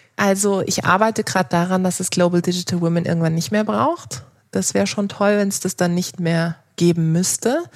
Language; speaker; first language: German; early bilingual, other home language; Turkish